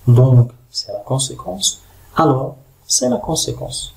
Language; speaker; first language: French; non-native, local second language; Arabic